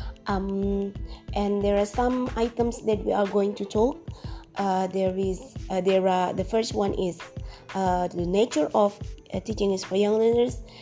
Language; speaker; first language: English; non-native, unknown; Indonesian